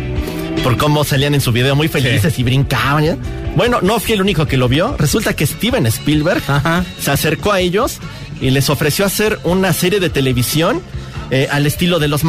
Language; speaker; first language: Spanish; native; Spanish